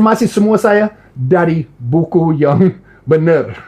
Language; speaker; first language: Indonesian; non-native, learner; English